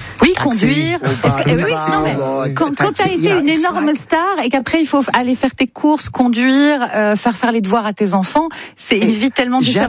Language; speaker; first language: French; native; French